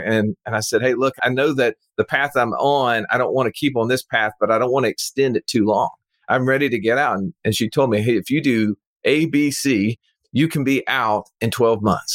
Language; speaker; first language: English; native; English